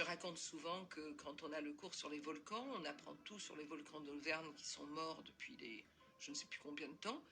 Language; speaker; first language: French; native; French